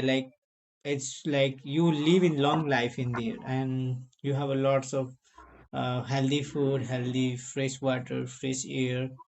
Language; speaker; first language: English; non-native, learner; Nepali